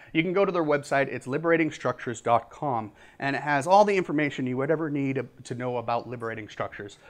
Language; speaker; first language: English; native; English